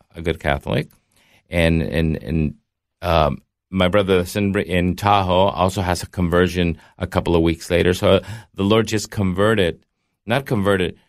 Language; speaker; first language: English; early bilingual, heritage; Spanish